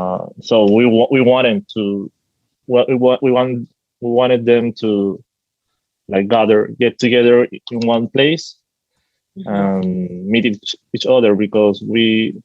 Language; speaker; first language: English; non-native, fluent; Spanish